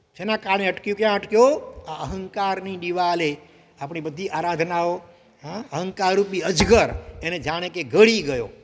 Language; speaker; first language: Gujarati; native; Gujarati